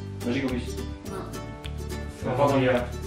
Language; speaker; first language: French; native; French